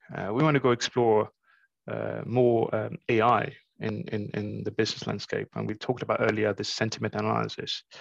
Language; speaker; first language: English; non-native, fluent; Morisyen